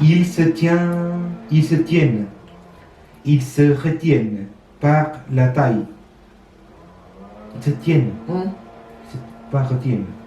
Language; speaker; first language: French; non-native, learner; Sinhala